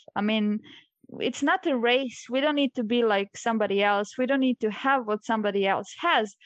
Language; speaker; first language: English; non-native, fluent; Croatian